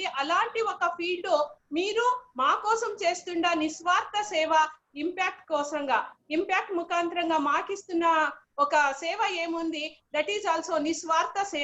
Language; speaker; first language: Telugu; non-native, local second language; Kannada